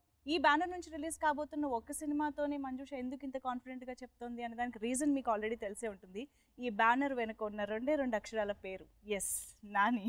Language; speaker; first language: Telugu; native; Telugu